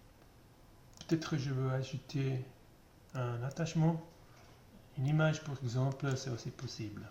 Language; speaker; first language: French; non-native, learner; German